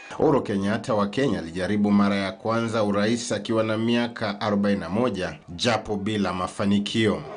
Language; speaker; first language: Swahili; native; Swahili